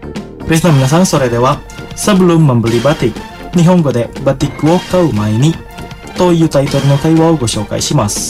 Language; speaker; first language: Japanese; non-native, fluent; Indonesian